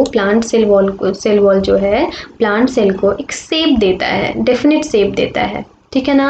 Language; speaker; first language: Hindi; native; Hindi